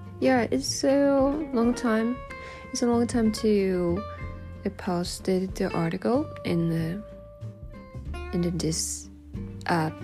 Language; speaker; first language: English; non-native, learner; Japanese